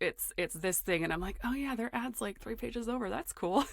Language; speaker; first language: English; native; English